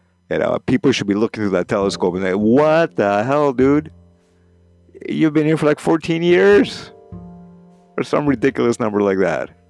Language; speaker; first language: English; native; English